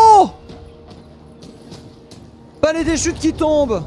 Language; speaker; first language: French; native; French